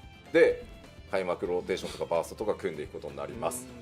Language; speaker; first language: Japanese; native; Japanese